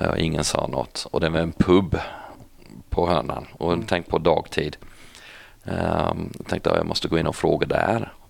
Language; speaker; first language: Swedish; non-native, fluent; English